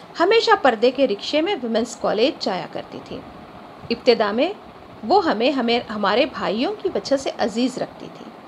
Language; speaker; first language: Urdu; native; Urdu